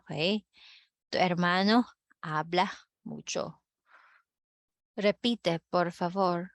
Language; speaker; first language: Spanish; non-native, fluent; Filipino